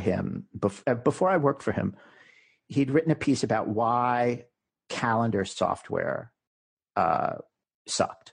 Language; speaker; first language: English; native; English